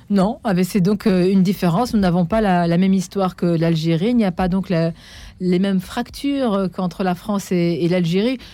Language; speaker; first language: French; non-native, local second language; Arabic